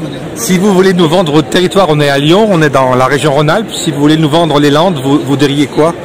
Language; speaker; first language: French; native; French